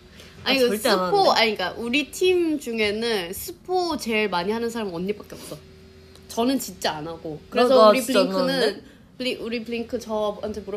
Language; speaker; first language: Korean; non-native, fluent; Thai